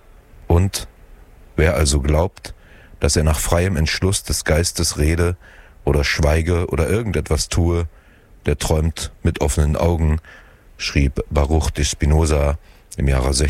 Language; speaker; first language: German; native; German